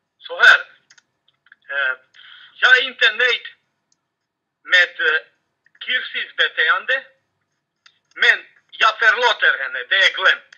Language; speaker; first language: Swedish; non-native, fluent; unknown